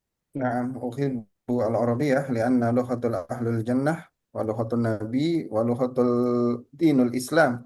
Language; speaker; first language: Arabic; non-native, learner; Indonesian